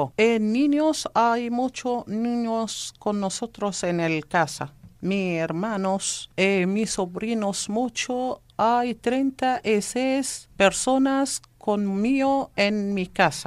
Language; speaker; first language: Spanish; non-native, learner; Arabic